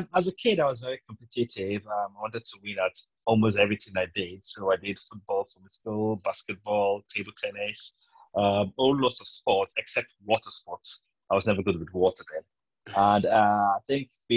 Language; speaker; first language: English; non-native, local second language; Yoruba